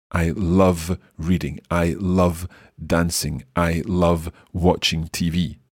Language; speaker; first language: English; native; English